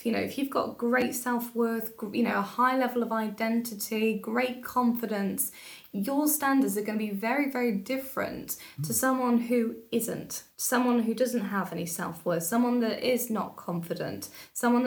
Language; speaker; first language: English; native; English